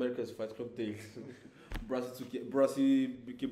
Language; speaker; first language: Turkish; non-native, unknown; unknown